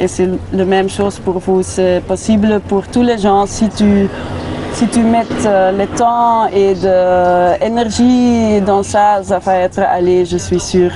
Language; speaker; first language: French; non-native, learner; Dutch